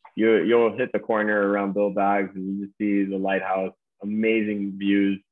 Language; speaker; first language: English; native; English